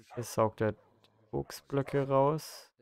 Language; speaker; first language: German; native; German